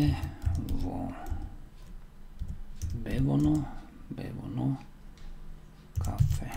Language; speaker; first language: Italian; non-native, learner; Slovak